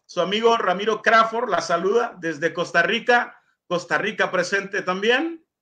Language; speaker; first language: Spanish; native; Spanish